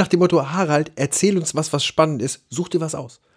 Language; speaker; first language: German; native; German